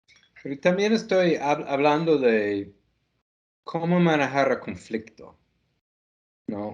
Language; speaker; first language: Spanish; non-native, fluent; English